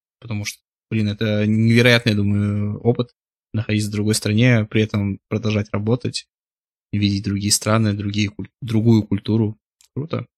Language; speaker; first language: Russian; native; Russian